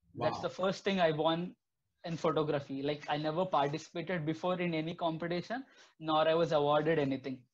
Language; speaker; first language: English; non-native, local second language; Telugu